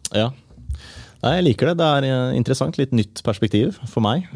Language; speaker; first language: Norwegian; native; Norwegian